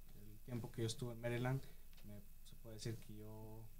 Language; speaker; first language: Spanish; early bilingual, heritage; Spanish